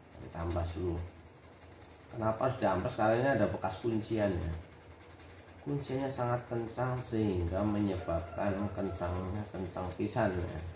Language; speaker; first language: Indonesian; native; Indonesian